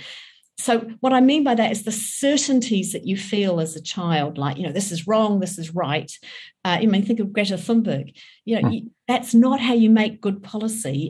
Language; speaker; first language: English; native; English